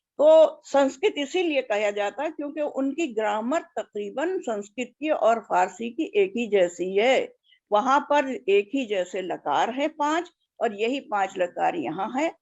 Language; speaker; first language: Urdu; native; Urdu